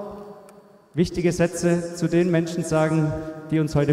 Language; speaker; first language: German; native; German